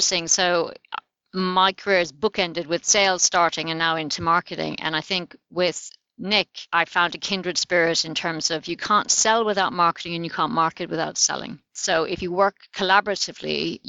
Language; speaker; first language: English; native; English